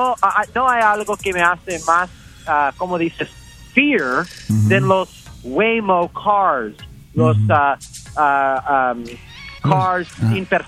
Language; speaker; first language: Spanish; early bilingual, heritage; English